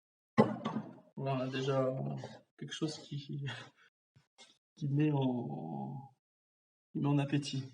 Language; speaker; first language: French; native; French